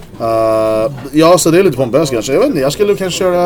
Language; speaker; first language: Swedish; native; Swedish